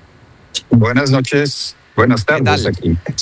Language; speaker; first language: Spanish; non-native, fluent; Dutch